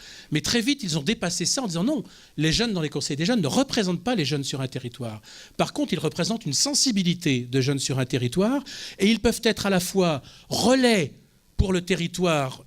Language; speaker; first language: French; native; French